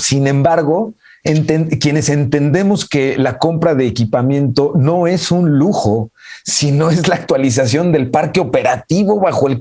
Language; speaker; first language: Spanish; native; Spanish